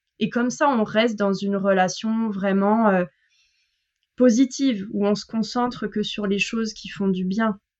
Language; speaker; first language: French; native; French